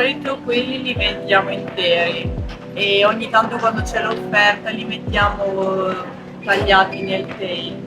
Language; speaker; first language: Italian; native; Italian